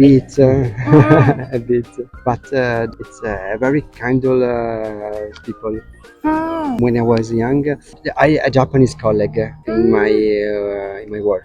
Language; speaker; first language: English; non-native, learner; Italian